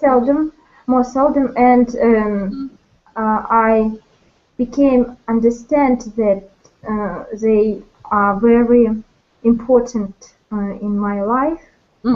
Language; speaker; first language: English; non-native, learner; Russian